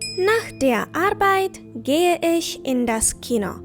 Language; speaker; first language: German; non-native, fluent; Ukrainian